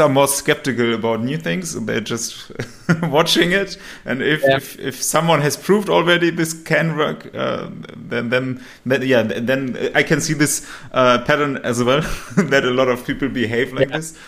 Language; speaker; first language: English; non-native, fluent; German